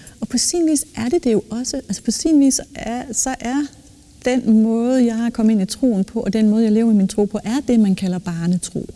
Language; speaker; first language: Danish; native; Danish